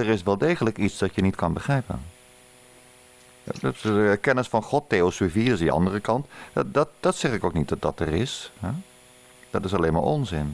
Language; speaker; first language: Dutch; native; Dutch